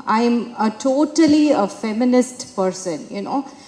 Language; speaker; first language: English; non-native, local second language; Tamil